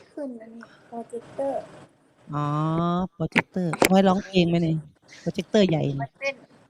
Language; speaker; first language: Thai; native; Thai